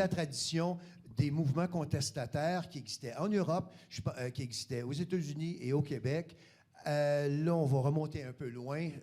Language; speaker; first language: French; native; French